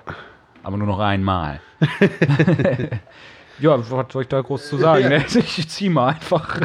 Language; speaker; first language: German; native; German